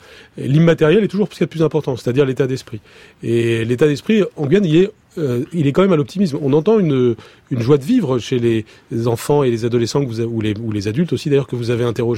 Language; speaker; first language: French; native; French